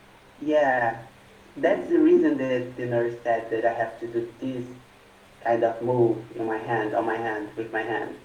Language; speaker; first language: English; non-native, fluent; Portuguese